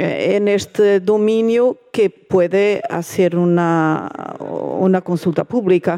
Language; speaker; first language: Spanish; non-native, fluent; Portuguese